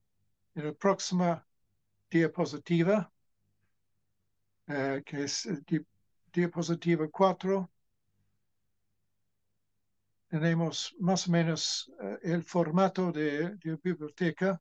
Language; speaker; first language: Spanish; non-native, fluent; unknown